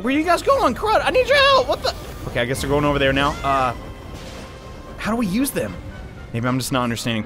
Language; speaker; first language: English; native; English